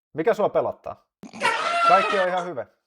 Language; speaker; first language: Finnish; native; Finnish